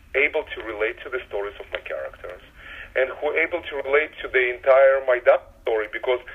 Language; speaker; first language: English; non-native, fluent; Russian